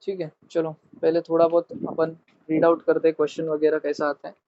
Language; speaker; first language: Hindi; non-native, local second language; Marathi